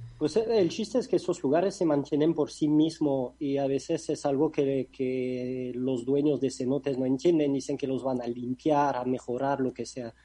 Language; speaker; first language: Spanish; non-native, fluent; French